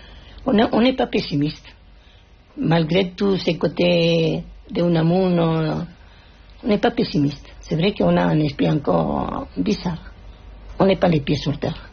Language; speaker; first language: French; non-native, fluent; Spanish